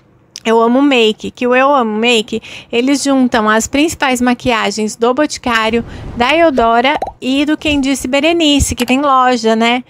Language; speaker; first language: Portuguese; native; Portuguese